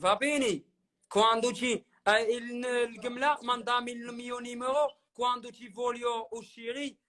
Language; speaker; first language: Italian; non-native, learner; Arabic